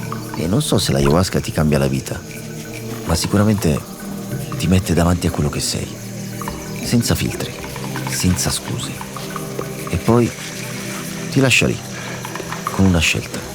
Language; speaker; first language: Italian; native; Italian